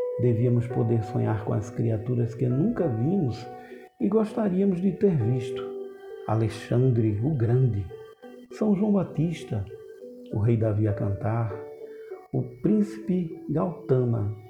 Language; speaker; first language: Portuguese; native; Portuguese